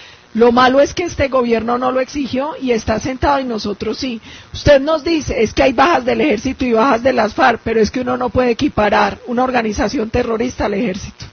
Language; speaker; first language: Spanish; native; Spanish